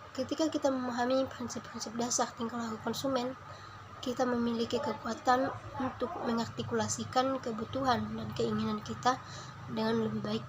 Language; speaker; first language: Indonesian; native; Indonesian